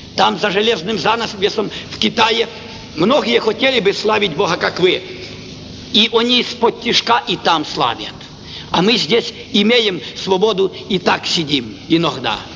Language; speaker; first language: Russian; non-native, local second language; Ukrainian